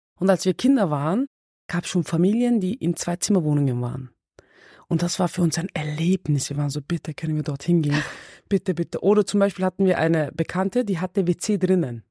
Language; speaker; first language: German; early bilingual, other home language; Turkish